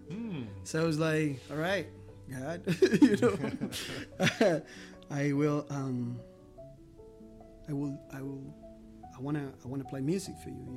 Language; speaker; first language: English; non-native, fluent; Spanish